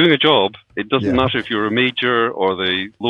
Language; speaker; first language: English; native; English